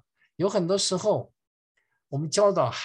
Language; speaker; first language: Chinese; native; Chinese